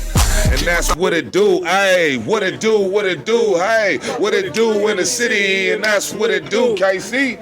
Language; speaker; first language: English; native; English